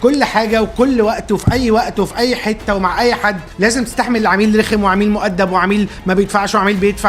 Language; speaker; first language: Arabic; native; Arabic